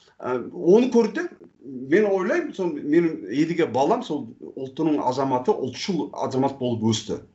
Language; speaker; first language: Kazakh; non-native, fluent; Turkish